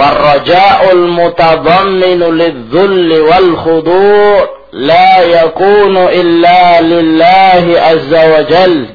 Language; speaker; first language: Arabic; non-native, fluent; Indonesian